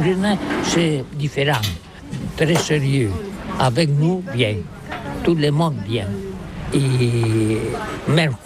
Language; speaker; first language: French; non-native, learner; Catalan